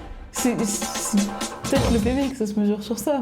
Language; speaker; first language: French; native; French